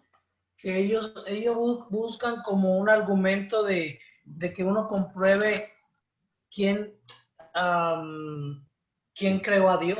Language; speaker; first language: Spanish; native; Spanish